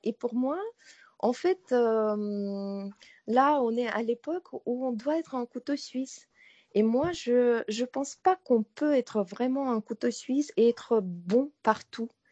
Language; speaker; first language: French; non-native, fluent; Russian